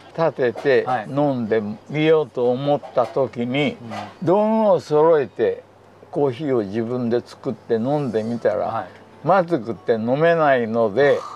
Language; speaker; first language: Japanese; native; Japanese